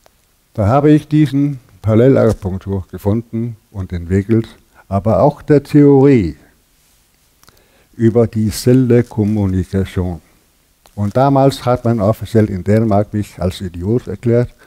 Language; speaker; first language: German; non-native, learner; Danish